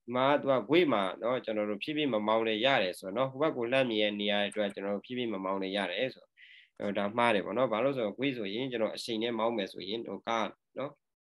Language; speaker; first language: Burmese; native; Burmese